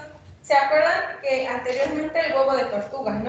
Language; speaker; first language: Spanish; native; Spanish